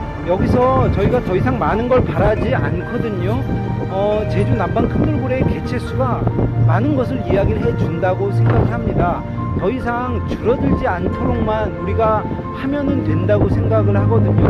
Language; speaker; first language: Korean; native; Korean